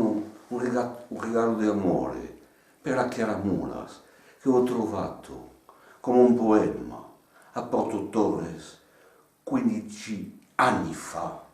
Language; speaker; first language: Italian; non-native, learner; French